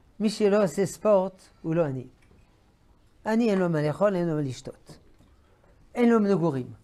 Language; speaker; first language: Hebrew; non-native, fluent; French